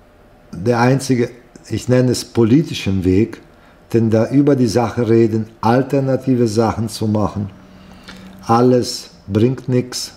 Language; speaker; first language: German; non-native, fluent; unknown